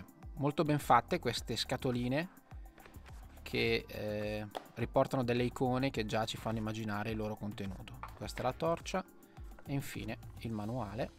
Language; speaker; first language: Italian; native; Italian